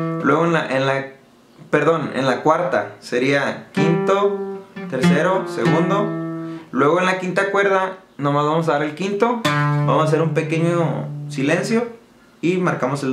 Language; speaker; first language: Spanish; native; Spanish